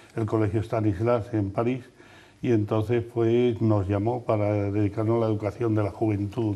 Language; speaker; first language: Spanish; native; Spanish